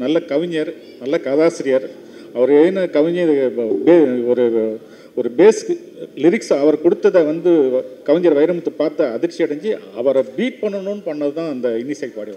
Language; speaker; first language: Tamil; native; Tamil